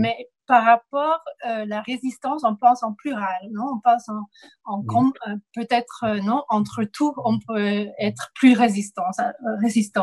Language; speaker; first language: French; non-native, fluent; Spanish